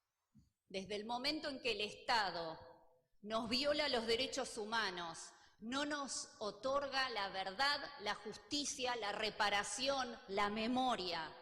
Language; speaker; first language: Spanish; native; Spanish